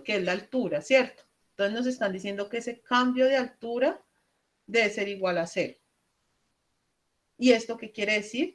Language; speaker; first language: Spanish; native; Spanish